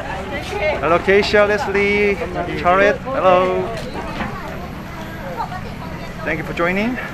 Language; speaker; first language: English; non-native, fluent; Korean